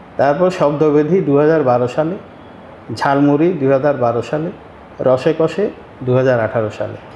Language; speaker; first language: Bangla; native; Bangla